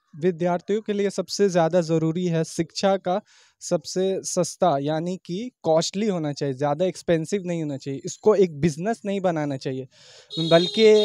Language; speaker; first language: Hindi; native; Hindi